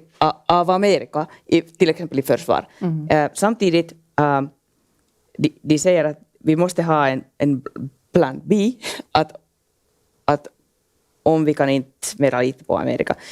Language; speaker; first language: Swedish; non-native, local second language; Finnish